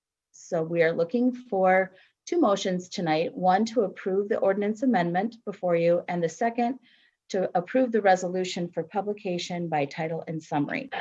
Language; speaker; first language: English; native; English